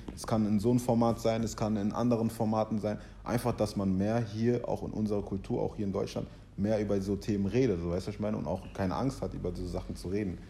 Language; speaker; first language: German; early bilingual, other home language; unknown